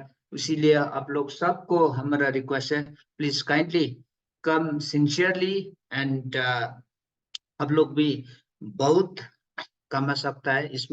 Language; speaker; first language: Hindi; non-native, local second language; Nepali